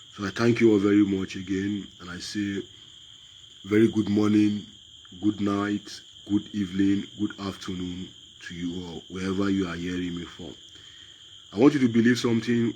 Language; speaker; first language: English; non-native, local second language; Yoruba